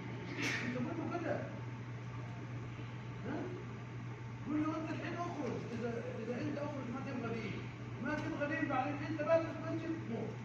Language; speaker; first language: Arabic; non-native, learner; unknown